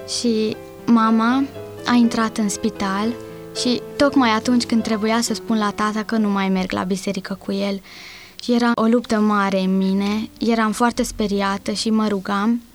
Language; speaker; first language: Romanian; non-native, local second language; Hungarian